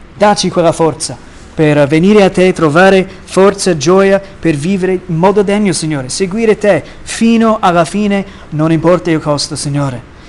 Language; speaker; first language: Italian; non-native, fluent; English